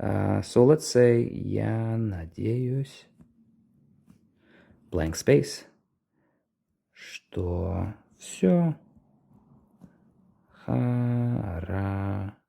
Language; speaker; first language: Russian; non-native, fluent; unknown